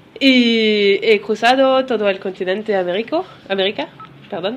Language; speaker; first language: Spanish; non-native, learner; French